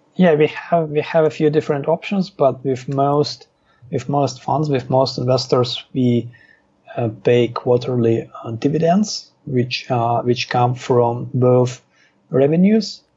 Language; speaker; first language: English; non-native, fluent; Russian